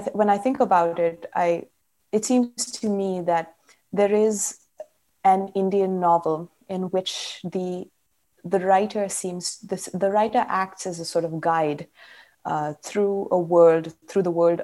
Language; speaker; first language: English; non-native, local second language; Kannada